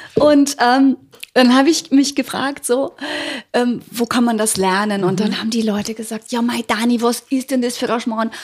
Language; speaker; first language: German; early bilingual, other home language; Croatian